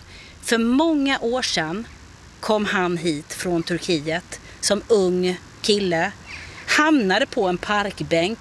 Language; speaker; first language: Swedish; native; Swedish